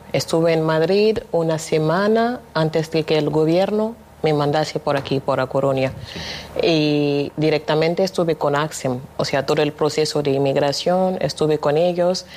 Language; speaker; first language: Spanish; non-native, fluent; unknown